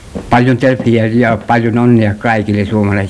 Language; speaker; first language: Finnish; early bilingual, heritage; Finnish